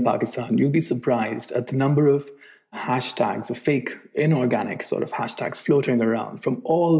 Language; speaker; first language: English; non-native, local second language; Urdu